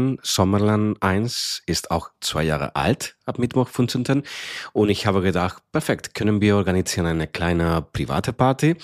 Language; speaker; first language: German; non-native, fluent; Spanish